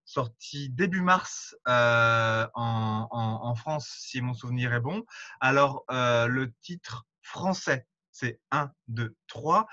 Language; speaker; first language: French; native; French